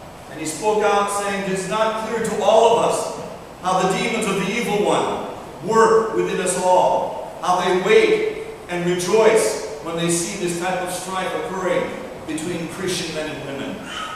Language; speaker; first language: English; early bilingual, other home language; Russian